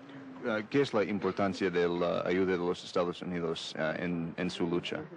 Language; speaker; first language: Spanish; non-native, fluent; English